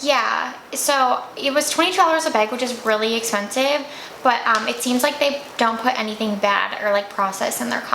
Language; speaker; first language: English; native; English